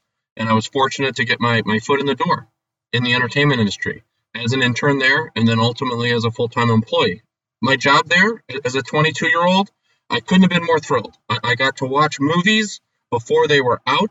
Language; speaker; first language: English; native; English